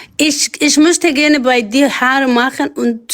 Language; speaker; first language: German; non-native, learner; Amharic